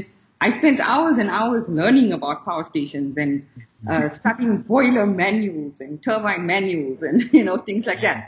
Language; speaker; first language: English; native; English